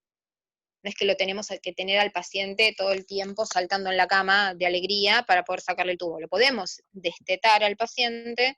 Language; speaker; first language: Spanish; native; Spanish